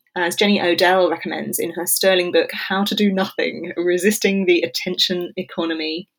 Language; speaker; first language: English; native; English